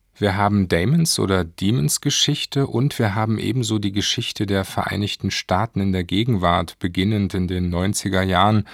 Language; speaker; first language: German; native; German